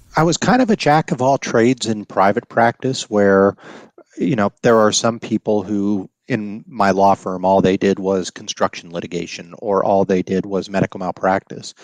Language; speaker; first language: English; native; English